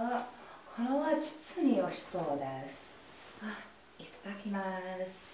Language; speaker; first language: Japanese; non-native, learner; English